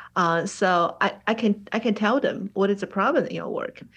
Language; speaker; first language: English; non-native, fluent; Chinese